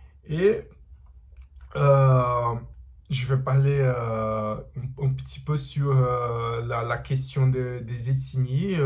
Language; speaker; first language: French; non-native, learner; Portuguese